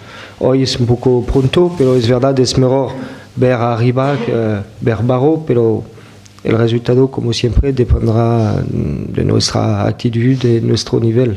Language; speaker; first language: Spanish; non-native, fluent; French